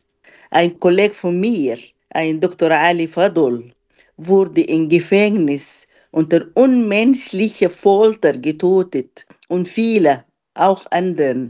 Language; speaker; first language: German; non-native, fluent; Arabic